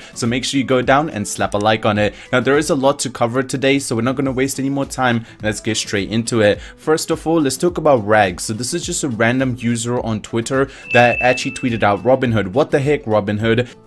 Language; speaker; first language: English; native; English